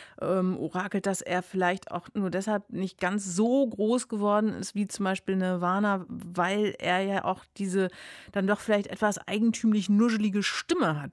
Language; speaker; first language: German; native; German